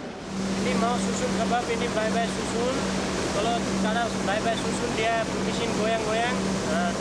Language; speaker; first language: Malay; non-native, learner; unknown